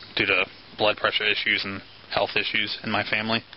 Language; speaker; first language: English; native; English